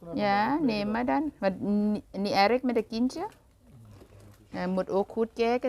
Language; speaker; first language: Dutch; non-native, learner; Thai